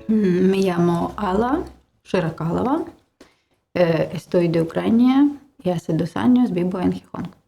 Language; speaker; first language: Spanish; non-native, learner; Ukrainian